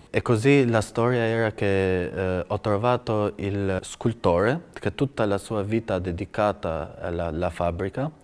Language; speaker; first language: Italian; non-native, fluent; Albanian